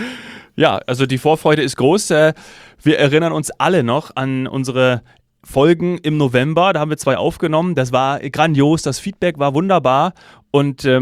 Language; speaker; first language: German; native; German